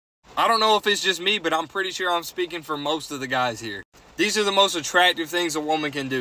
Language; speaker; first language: English; native; English